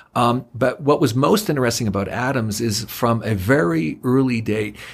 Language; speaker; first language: English; native; English